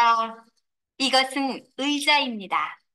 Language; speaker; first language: Korean; non-native, learner; Vietnamese